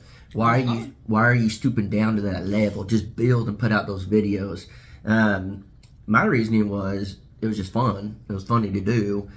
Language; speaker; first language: English; native; English